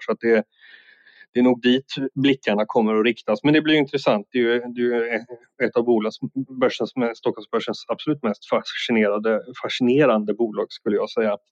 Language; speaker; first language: Swedish; native; Swedish